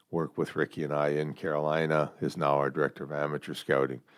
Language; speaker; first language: English; native; English